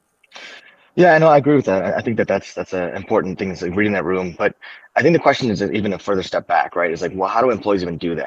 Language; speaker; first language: English; native; English